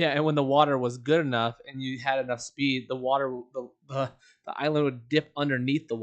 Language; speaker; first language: English; native; English